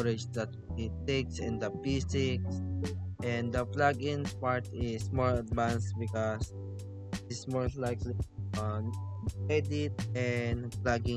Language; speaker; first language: English; non-native, fluent; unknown